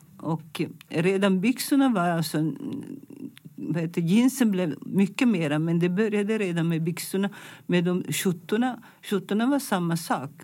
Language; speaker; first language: Swedish; non-native, fluent; Italian